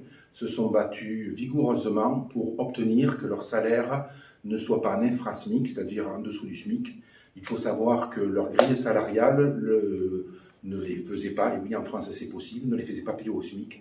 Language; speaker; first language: French; native; French